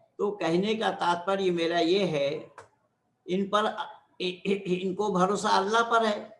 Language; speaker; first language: Hindi; non-native, local second language; Bangla